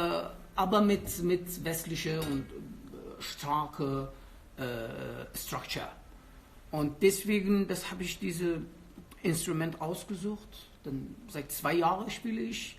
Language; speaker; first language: German; non-native, learner; Persian